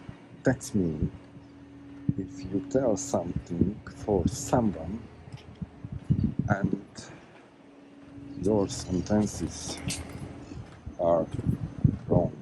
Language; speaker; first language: English; non-native, learner; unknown